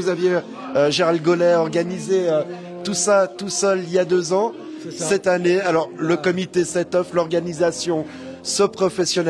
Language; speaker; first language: French; native; French